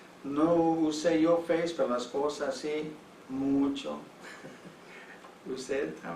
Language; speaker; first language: Spanish; non-native, fluent; English